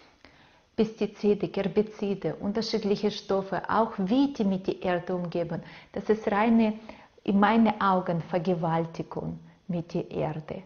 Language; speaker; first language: German; non-native, fluent; Russian